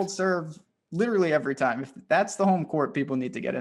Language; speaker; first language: English; native; English